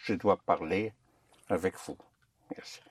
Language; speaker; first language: French; non-native, fluent; English